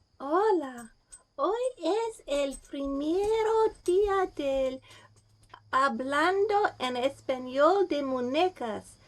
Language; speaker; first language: Spanish; non-native, learner; English